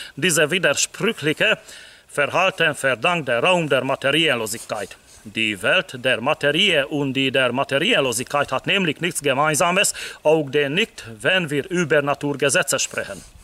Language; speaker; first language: German; non-native, fluent; Hungarian